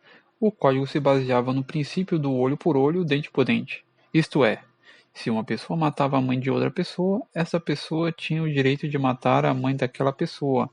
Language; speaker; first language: Portuguese; native; Portuguese